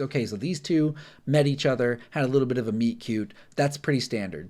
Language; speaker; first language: English; native; English